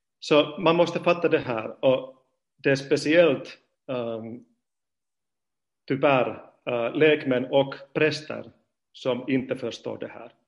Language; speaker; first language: Swedish; non-native, fluent; Finnish